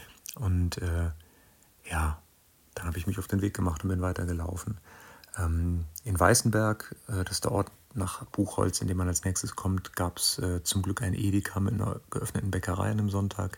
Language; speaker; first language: German; native; German